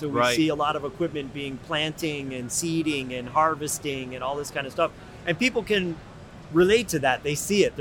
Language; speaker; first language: English; native; English